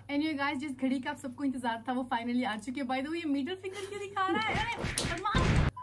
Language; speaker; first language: Hindi; early bilingual, heritage; Hindi